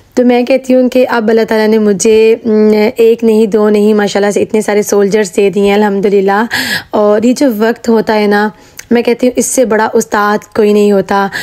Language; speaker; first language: Urdu; native; Urdu